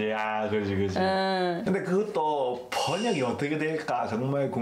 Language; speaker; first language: Korean; native; Korean